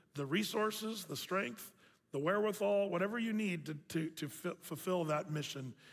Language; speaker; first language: English; native; English